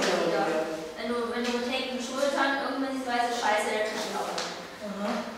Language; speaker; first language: German; native; German